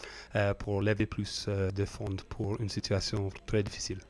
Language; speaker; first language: French; non-native, learner; English